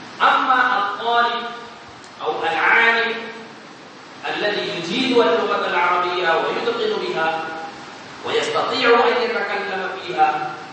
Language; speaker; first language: Arabic; non-native, fluent; Urdu